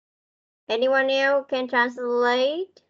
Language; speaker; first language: English; non-native, learner; Vietnamese